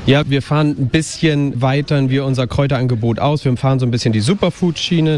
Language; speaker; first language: German; native; German